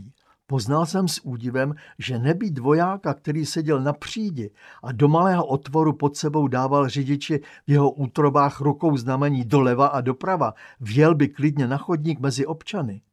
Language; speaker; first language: Czech; native; Czech